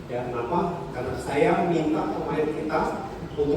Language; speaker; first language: Indonesian; native; Indonesian